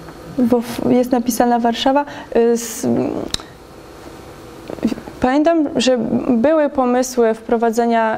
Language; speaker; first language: Polish; native; Polish